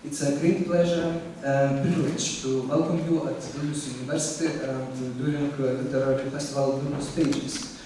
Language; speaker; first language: English; non-native, fluent; Lithuanian